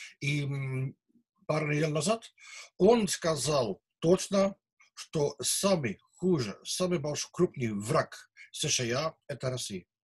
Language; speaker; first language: Russian; non-native, learner; Dutch